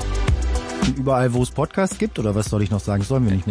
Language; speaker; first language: German; native; German